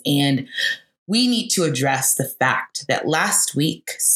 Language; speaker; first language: English; native; English